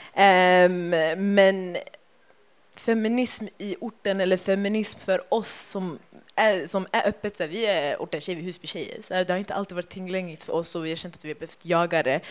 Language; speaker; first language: Swedish; native; Swedish